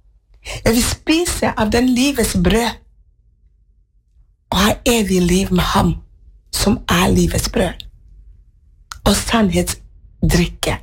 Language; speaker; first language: Swedish; non-native, learner; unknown